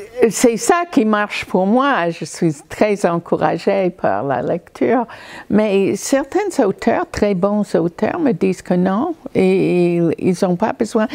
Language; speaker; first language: French; non-native, fluent; English